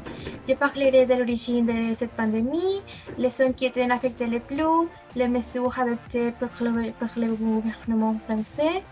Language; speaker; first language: French; non-native, learner; Spanish